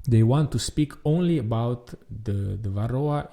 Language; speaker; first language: English; non-native, learner; Italian